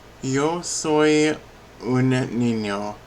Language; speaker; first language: Spanish; non-native, learner; English